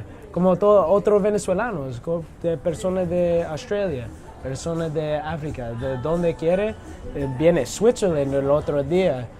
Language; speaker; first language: Spanish; non-native, learner; English